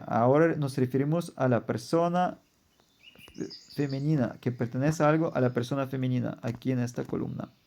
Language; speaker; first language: Spanish; non-native, fluent; German